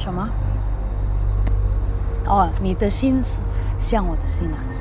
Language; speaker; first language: Chinese; early bilingual, heritage; Indonesian